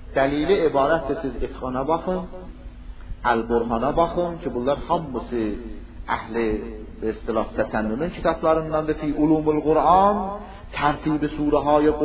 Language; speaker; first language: Persian; non-native, local second language; Azerbaijani